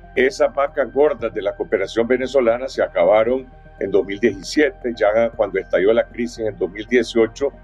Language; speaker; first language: Spanish; native; Spanish